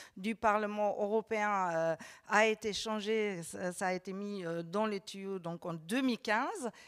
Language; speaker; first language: French; non-native, fluent; German